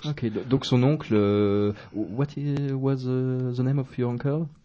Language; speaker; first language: English; non-native, learner; French